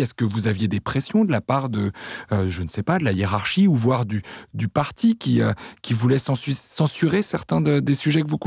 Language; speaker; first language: French; native; French